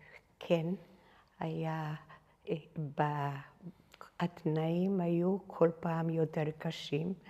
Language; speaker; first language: Hebrew; non-native, fluent; Spanish